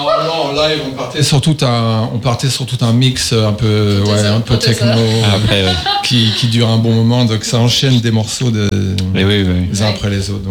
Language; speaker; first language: French; native; French